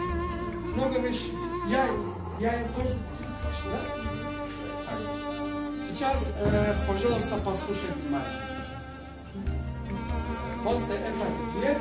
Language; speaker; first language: Russian; non-native, learner; Turkish